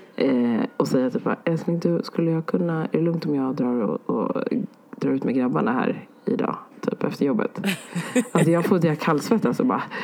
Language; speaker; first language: Swedish; early bilingual, other home language; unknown